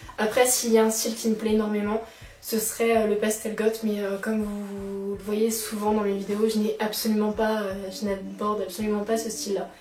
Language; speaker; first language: French; native; French